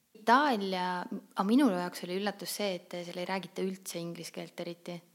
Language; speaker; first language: Estonian; native; Estonian